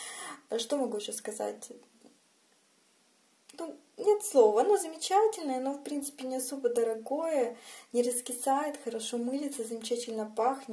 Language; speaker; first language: Russian; native; Russian